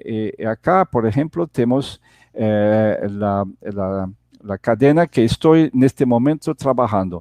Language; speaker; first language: Spanish; non-native, fluent; Portuguese